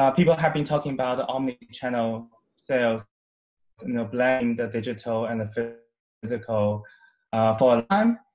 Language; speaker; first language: English; non-native, fluent; Chinese